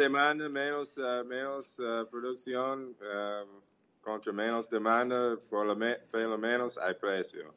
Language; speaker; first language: Portuguese; non-native, learner; English